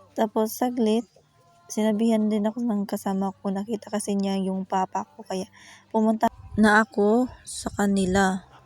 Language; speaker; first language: Filipino; non-native, local second language; Cebuano